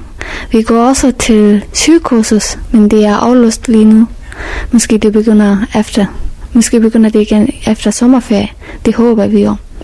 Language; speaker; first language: Danish; non-native, learner; Persian